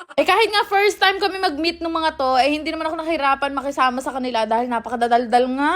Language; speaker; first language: Filipino; native; Filipino